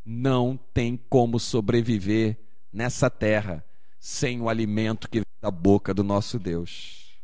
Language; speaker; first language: Portuguese; native; Portuguese